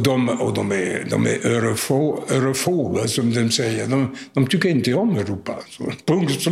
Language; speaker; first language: Swedish; non-native, fluent; French